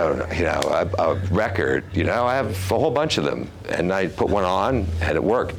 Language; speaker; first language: English; native; English